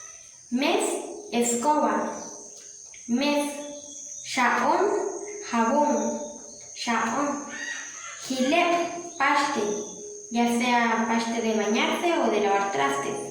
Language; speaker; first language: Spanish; non-native, local second language; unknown